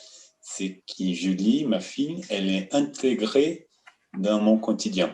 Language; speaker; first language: French; non-native, fluent; Portuguese